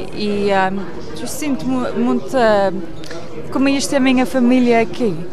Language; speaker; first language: Portuguese; early bilingual, heritage; English